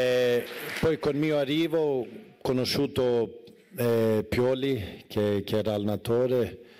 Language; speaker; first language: Italian; non-native, fluent; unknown